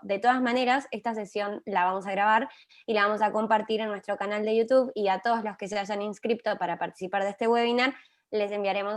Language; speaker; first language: Spanish; native; Spanish